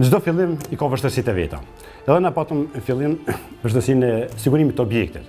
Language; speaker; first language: Albanian; native; Albanian